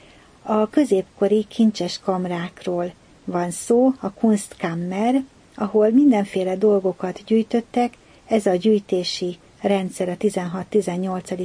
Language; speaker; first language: Hungarian; native; Hungarian